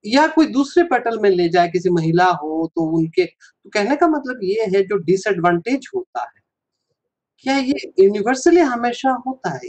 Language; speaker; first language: Hindi; non-native, local second language; Assamese